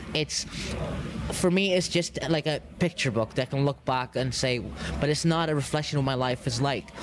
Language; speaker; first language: English; early bilingual, other home language; Arabic